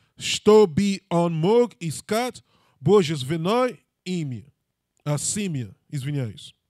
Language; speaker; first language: Russian; non-native, learner; English